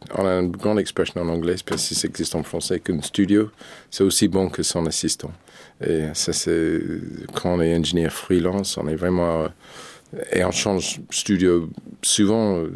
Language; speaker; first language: French; non-native, fluent; English